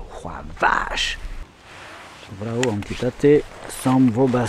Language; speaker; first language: Romanian; non-native, learner; French